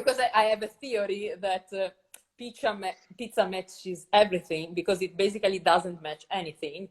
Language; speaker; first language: English; non-native, fluent; Italian